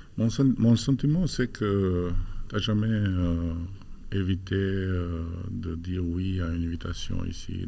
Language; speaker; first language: French; non-native, fluent; Albanian